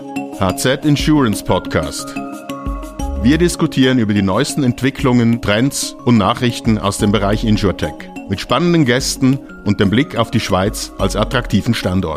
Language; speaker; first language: German; native; German